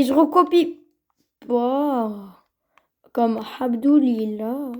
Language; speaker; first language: French; native; French